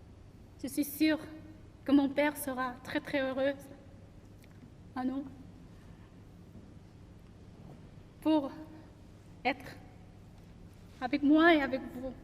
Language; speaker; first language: French; non-native, learner; Korean